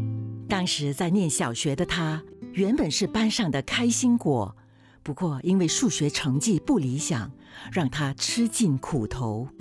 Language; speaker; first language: Chinese; native; Chinese